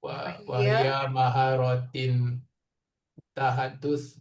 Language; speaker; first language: Arabic; non-native, learner; Malay